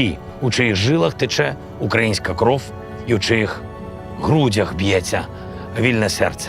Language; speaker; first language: Ukrainian; non-native, local second language; Russian